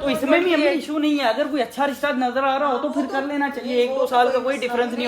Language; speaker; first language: Hindi; non-native, local second language; Punjabi